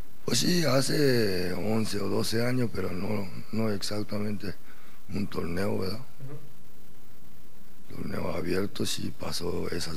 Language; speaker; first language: Spanish; non-native, learner; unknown